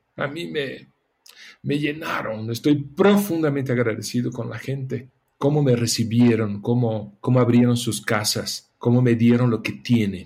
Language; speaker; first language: Spanish; non-native, fluent; Portuguese